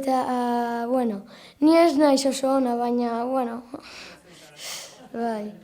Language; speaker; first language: Basque; non-native, local second language; Spanish